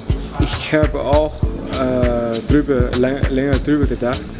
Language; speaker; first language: German; non-native, learner; English